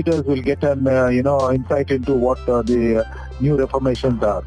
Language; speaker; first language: English; non-native, local second language; Telugu